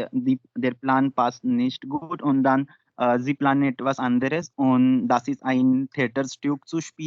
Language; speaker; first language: German; non-native, learner; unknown